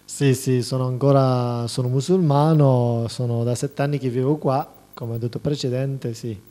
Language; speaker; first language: Italian; non-native, fluent; Persian